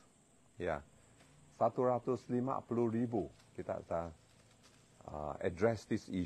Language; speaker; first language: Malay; non-native, local second language; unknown